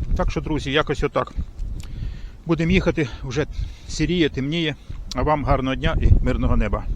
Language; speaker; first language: Ukrainian; native; Ukrainian